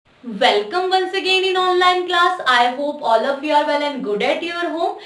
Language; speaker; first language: English; non-native, local second language; Hindi